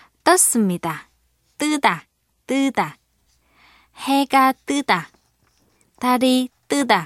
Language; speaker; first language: Korean; non-native, fluent; Vietnamese